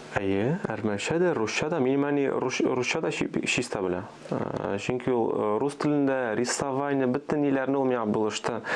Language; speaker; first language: Tatar; early bilingual, other home language; Armenian